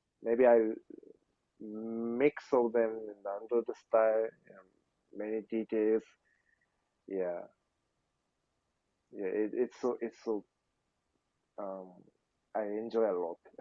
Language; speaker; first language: English; non-native, learner; Japanese